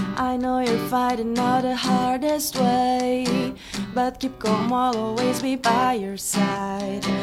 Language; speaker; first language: Portuguese; native; Portuguese